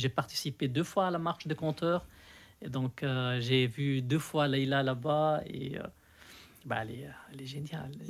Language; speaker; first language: French; non-native, fluent; Arabic